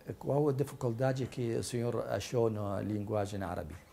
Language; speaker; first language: Portuguese; non-native, fluent; Arabic